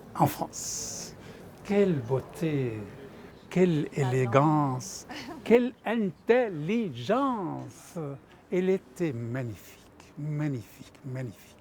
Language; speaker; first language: French; non-native, fluent; Arabic